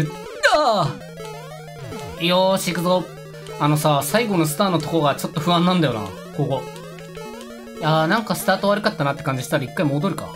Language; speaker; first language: Japanese; native; Japanese